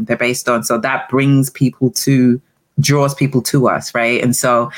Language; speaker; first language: English; native; English